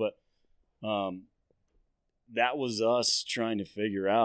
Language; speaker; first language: English; native; English